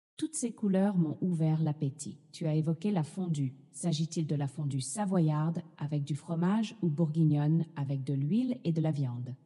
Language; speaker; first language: French; native; French